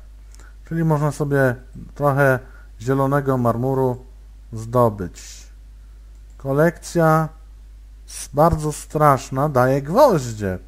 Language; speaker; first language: Polish; native; Polish